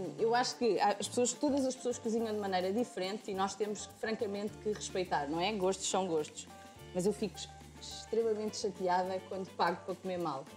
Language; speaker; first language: Portuguese; native; Portuguese